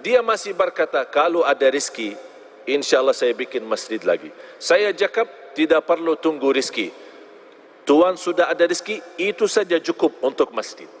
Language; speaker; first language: Indonesian; non-native, fluent; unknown